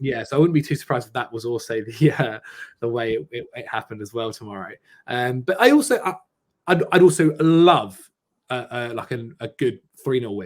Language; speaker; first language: English; native; English